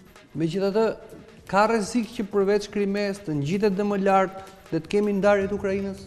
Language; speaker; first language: Albanian; native; Albanian